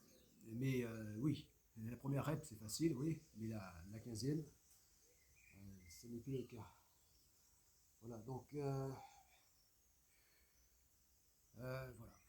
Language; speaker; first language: French; native; French